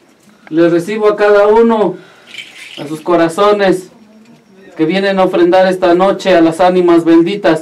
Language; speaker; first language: Spanish; native; Spanish